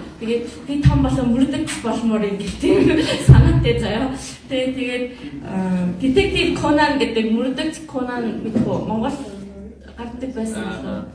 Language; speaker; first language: Mongolian; non-native, fluent; Korean